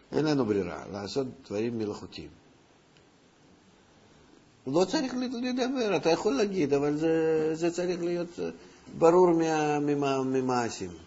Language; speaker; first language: Hebrew; non-native, fluent; Russian